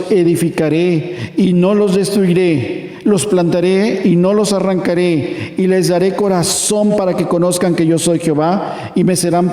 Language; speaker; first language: Spanish; native; Spanish